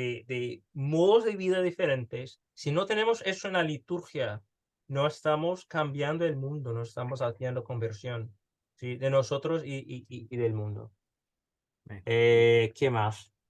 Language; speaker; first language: Spanish; early bilingual, heritage; Spanish